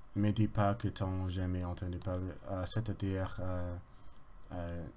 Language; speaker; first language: French; non-native, learner; English